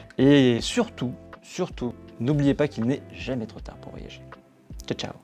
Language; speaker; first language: French; native; French